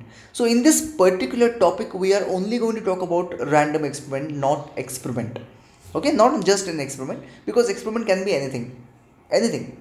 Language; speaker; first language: English; non-native, local second language; Hindi